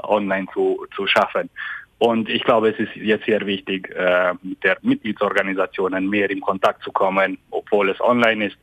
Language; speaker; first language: German; non-native, fluent; Hungarian